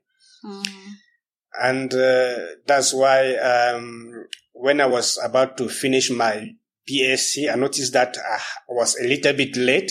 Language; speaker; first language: English; non-native, local second language; French